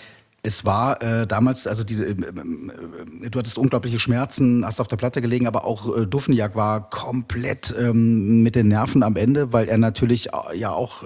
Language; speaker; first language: German; native; German